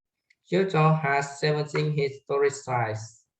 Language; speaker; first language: English; non-native, learner; Vietnamese